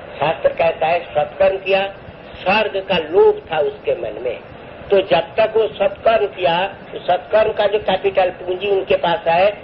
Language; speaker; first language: Hindi; non-native, local second language; Bangla